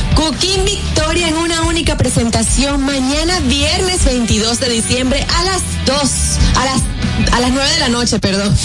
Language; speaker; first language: Spanish; native; Spanish